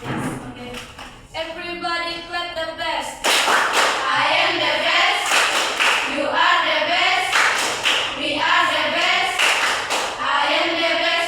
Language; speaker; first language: English; non-native, learner; Indonesian